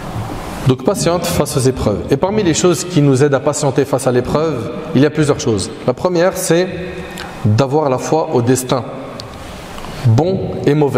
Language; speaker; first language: French; native; French